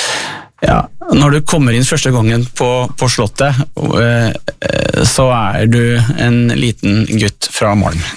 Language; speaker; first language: Norwegian; native; Norwegian